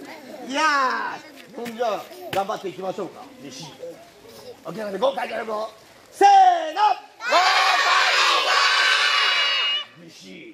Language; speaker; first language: Japanese; native; Japanese